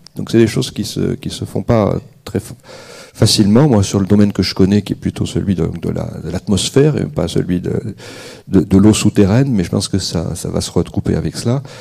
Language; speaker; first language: French; native; French